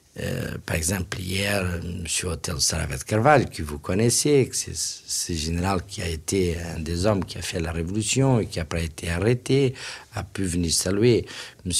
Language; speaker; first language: French; non-native, fluent; Portuguese